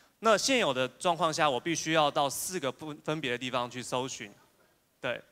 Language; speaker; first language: Chinese; native; Chinese